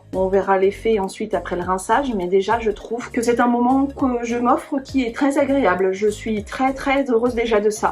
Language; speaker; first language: French; native; French